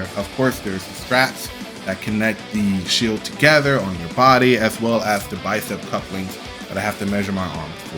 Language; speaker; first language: English; native; English